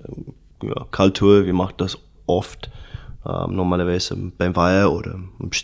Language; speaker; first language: German; non-native, learner; English